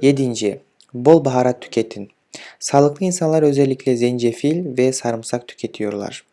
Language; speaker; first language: Turkish; non-native, fluent; Kyrgyz